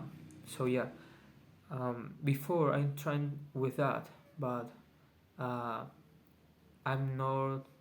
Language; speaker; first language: English; non-native, learner; Spanish